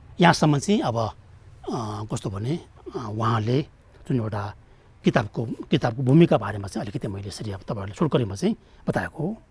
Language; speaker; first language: Nepali; non-native, local second language; Tibetan